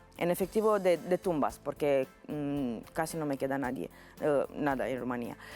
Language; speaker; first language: Spanish; non-native, fluent; Romanian